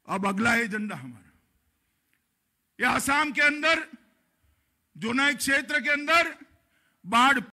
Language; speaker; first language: Hindi; non-native, local second language; Gujarati